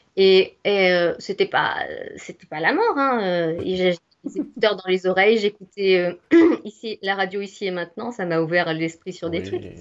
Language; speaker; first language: French; native; French